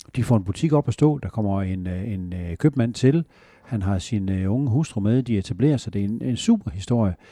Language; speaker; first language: Danish; native; Danish